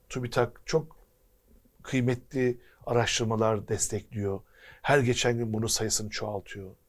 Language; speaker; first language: Turkish; native; Turkish